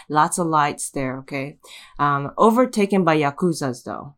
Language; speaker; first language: English; early bilingual, other home language; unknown